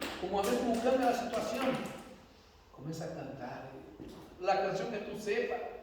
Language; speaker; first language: Spanish; non-native, fluent; Portuguese